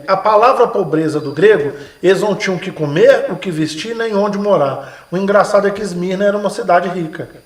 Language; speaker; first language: Portuguese; native; Portuguese